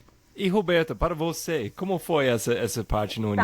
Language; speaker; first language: Portuguese; non-native, fluent; English